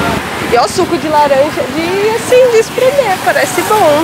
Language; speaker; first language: Portuguese; native; Portuguese